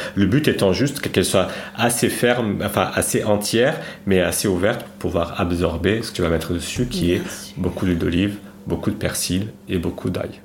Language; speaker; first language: French; non-native, fluent; Portuguese